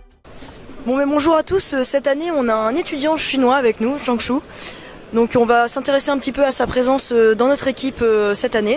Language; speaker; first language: French; native; French